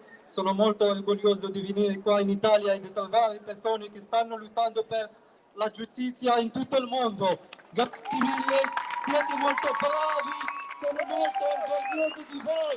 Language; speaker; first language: Italian; non-native, learner; Arabic